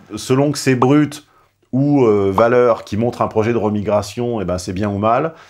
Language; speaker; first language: French; native; French